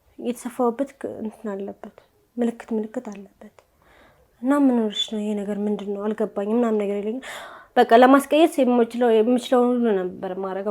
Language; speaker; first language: Amharic; native; Amharic